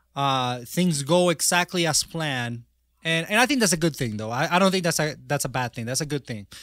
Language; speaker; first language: English; non-native, fluent; Spanish